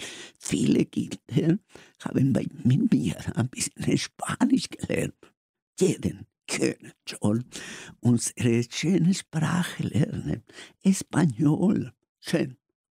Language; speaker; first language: German; non-native, learner; Spanish